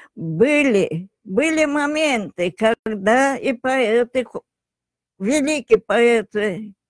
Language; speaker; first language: Russian; non-native, local second language; Tajik